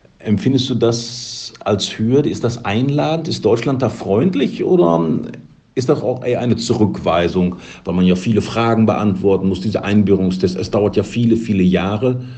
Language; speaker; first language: German; native; German